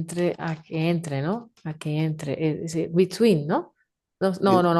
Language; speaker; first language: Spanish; native; Spanish